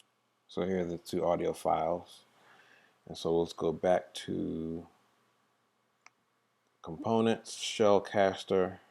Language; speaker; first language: English; native; English